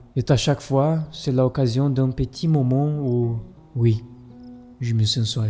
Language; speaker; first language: French; non-native, learner; Portuguese